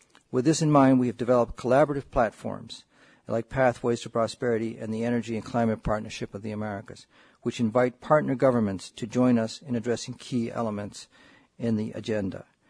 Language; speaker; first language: English; native; English